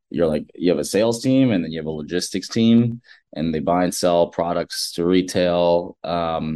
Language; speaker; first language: English; native; English